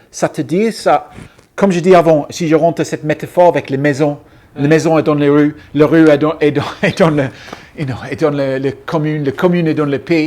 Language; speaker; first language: French; non-native, fluent; English